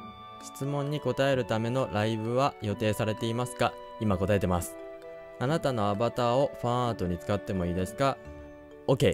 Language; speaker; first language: Japanese; native; Japanese